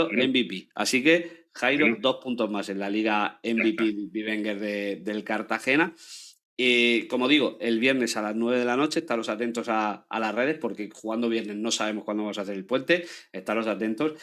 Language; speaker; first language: Spanish; native; Spanish